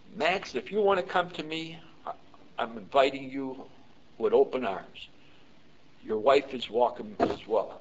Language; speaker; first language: English; early bilingual, other home language; Yiddish